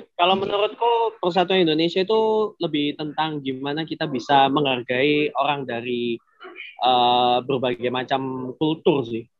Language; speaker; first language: Indonesian; native; Indonesian